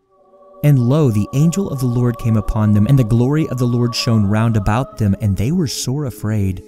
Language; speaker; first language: English; native; English